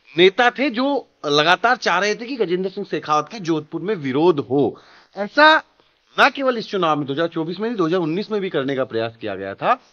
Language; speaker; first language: Hindi; native; Hindi